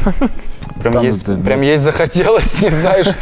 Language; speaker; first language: Russian; native; Russian